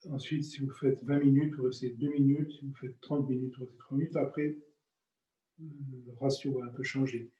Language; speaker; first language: French; native; French